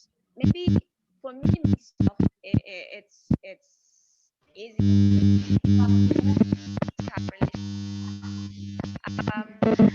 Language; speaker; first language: English; non-native, fluent; Indonesian